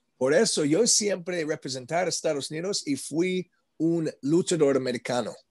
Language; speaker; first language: Spanish; non-native, learner; English